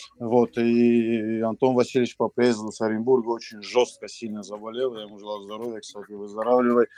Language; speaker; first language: Russian; native; Russian